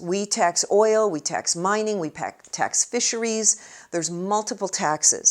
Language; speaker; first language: English; native; English